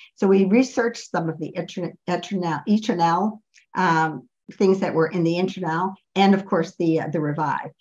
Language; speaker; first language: English; native; English